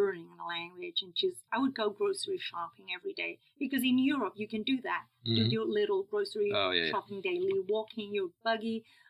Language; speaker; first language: English; non-native, fluent; Spanish